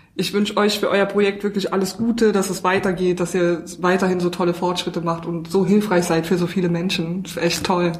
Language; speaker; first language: German; native; German